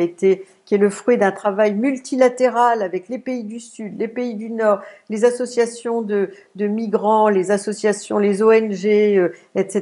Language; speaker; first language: French; native; French